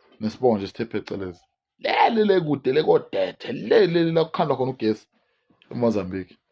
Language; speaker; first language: Zulu; non-native, local second language; Swati